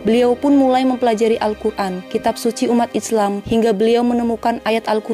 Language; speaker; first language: Indonesian; native; Indonesian